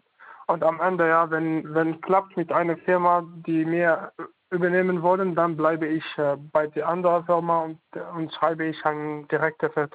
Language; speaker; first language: German; non-native, learner; Arabic